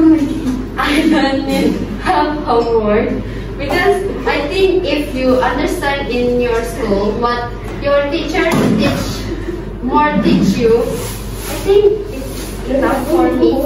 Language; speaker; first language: English; non-native, learner; Indonesian